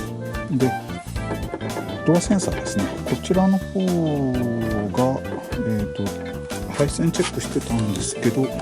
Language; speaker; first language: Japanese; native; Japanese